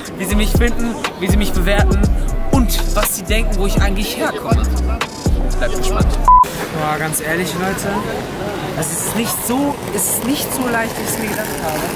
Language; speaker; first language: German; early bilingual, other home language; Turkish